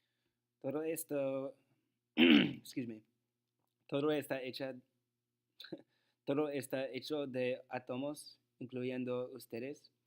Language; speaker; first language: Spanish; non-native, learner; English